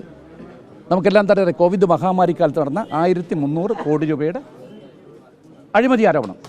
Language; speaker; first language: Malayalam; native; Malayalam